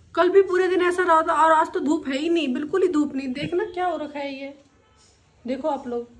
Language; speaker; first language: Hindi; native; Hindi